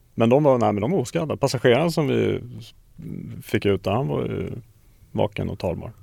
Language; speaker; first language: Swedish; native; Swedish